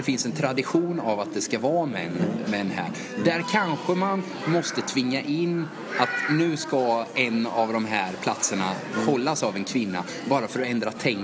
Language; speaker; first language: Swedish; native; Swedish